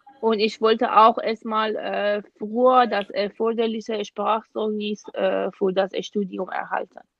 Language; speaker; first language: German; non-native, fluent; Persian